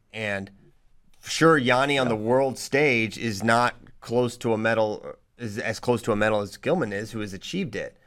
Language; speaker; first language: English; native; English